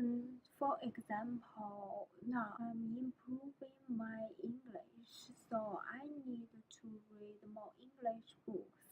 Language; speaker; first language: English; non-native, learner; Chinese